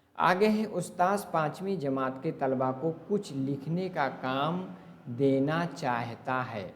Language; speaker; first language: Urdu; native; Urdu